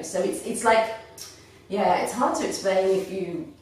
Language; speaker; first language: English; native; English